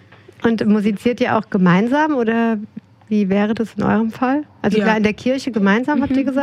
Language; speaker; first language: German; native; German